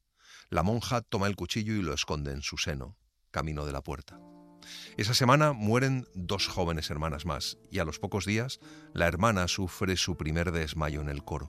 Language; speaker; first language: Spanish; native; Spanish